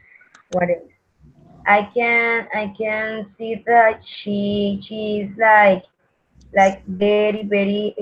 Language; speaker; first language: English; non-native, learner; Spanish